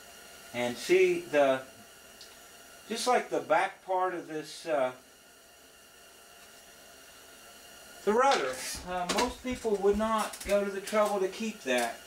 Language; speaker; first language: English; native; English